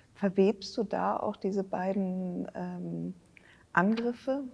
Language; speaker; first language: German; native; German